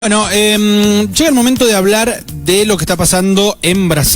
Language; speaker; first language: Spanish; native; Spanish